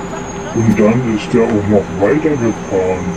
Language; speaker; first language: German; native; German